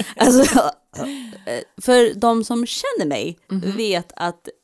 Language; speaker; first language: Swedish; non-native, fluent; English